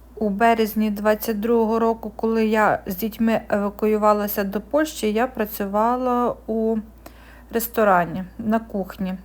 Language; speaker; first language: Ukrainian; native; Ukrainian